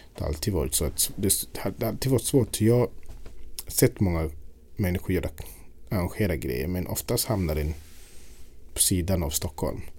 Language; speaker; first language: Swedish; non-native, fluent; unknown